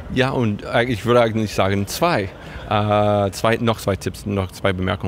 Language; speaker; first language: German; non-native, fluent; English